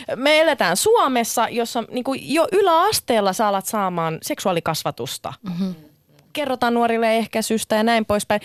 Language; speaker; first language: Finnish; early bilingual, other home language; Sinhala